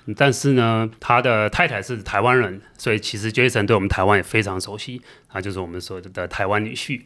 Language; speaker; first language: Chinese; native; Chinese